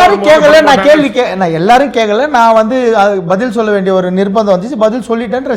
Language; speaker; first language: Tamil; native; Tamil